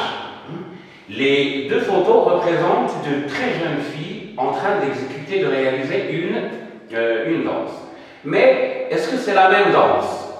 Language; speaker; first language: French; non-native, local second language; Arabic